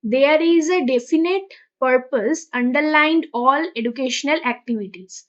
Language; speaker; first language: English; non-native, local second language; Bangla